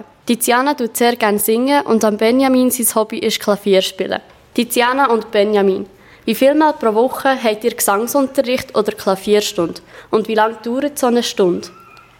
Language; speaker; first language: German; native; German